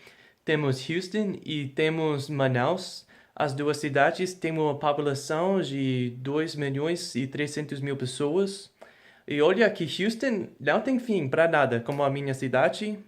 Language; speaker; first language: Portuguese; non-native, fluent; English